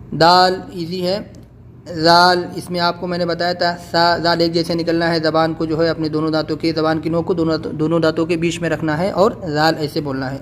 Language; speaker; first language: Urdu; native; Urdu